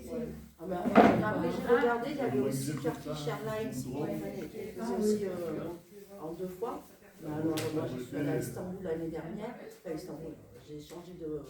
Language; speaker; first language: French; native; French